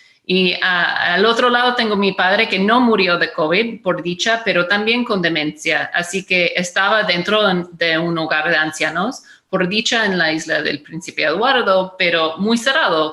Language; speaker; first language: Spanish; non-native, fluent; English